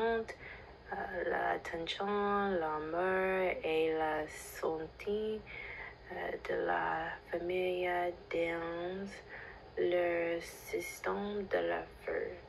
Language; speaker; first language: French; non-native, learner; English